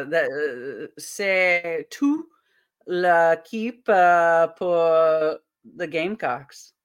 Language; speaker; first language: French; non-native, learner; English